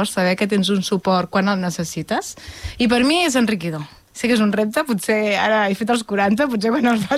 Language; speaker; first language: Catalan; native; Catalan